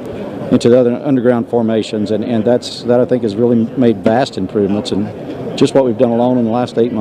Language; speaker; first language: English; native; English